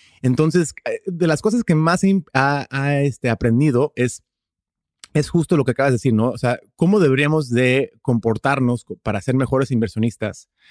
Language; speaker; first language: Spanish; early bilingual, heritage; Spanish